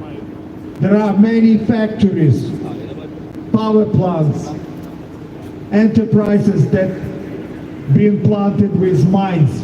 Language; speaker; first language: English; non-native, fluent; Ukrainian